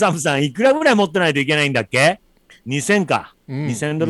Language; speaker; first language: Japanese; native; Japanese